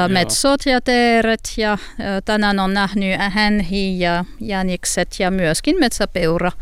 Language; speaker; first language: Finnish; non-native, learner; French